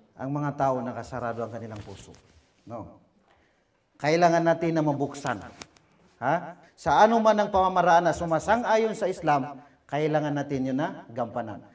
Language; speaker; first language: Filipino; non-native, local second language; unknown